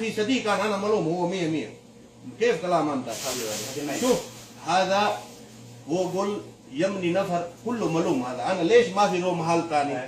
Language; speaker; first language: Arabic; non-native, learner; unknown